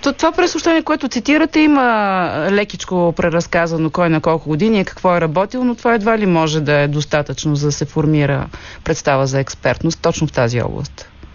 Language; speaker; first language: Bulgarian; native; Bulgarian